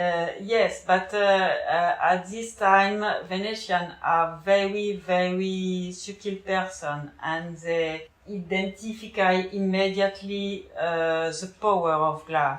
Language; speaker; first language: English; non-native, learner; French